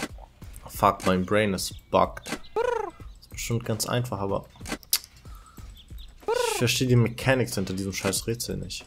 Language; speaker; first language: German; native; German